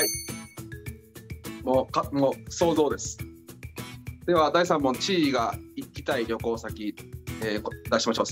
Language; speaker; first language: Japanese; native; Japanese